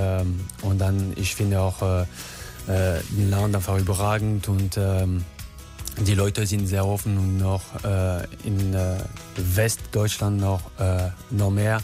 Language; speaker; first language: German; non-native, learner; French